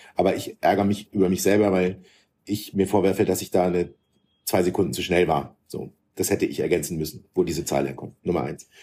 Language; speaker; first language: German; early bilingual, other home language; Arabic